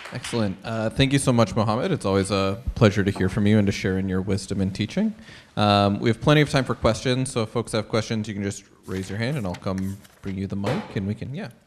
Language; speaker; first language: English; native; English